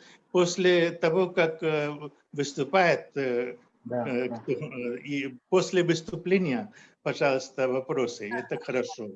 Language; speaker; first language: Russian; non-native, fluent; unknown